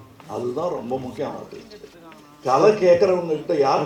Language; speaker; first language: Tamil; native; Tamil